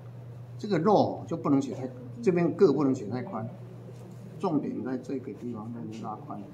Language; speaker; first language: Chinese; native; Chinese